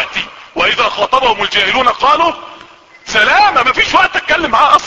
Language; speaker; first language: Arabic; native; Arabic